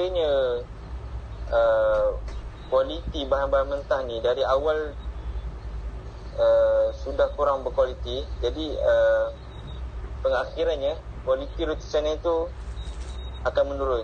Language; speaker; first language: Malay; native; Malay